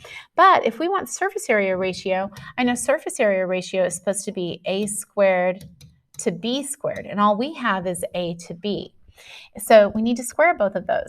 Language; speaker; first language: English; native; English